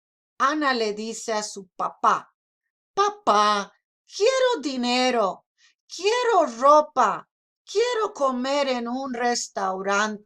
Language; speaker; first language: Spanish; non-native, fluent; English